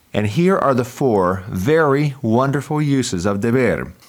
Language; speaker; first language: English; native; English